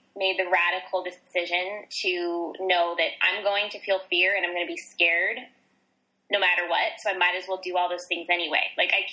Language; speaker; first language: English; native; English